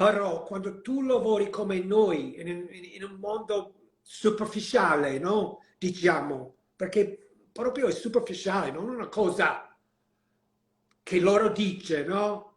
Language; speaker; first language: Italian; non-native, learner; English